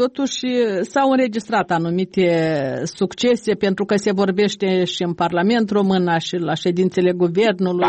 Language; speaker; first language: Romanian; native; Romanian